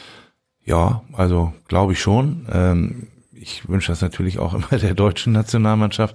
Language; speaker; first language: German; native; German